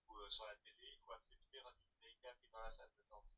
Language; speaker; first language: French; native; French